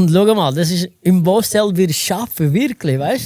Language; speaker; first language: German; non-native, learner; Portuguese